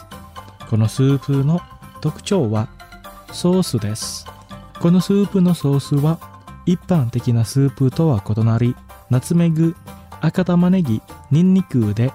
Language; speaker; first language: Japanese; non-native, fluent; Indonesian